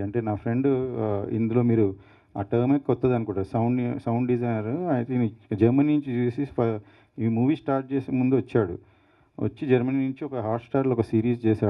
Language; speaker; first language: Telugu; native; Telugu